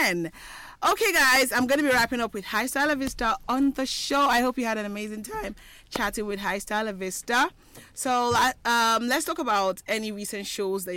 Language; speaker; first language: English; non-native, local second language; Igbo